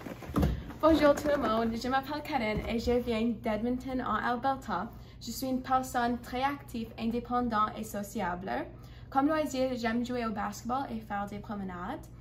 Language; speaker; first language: French; non-native, learner; English